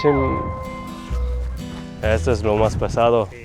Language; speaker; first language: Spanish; non-native, learner; Korean